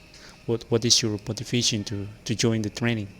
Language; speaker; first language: English; non-native, learner; Indonesian